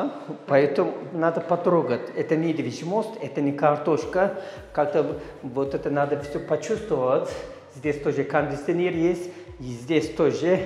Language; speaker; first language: Russian; non-native, fluent; Turkish